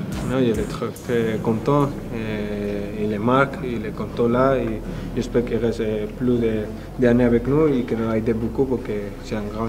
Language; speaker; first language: French; non-native, fluent; Spanish